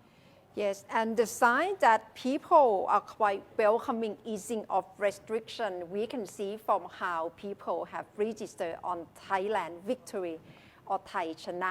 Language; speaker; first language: English; non-native, fluent; Thai